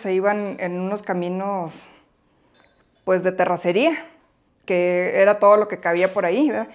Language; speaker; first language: Spanish; native; Spanish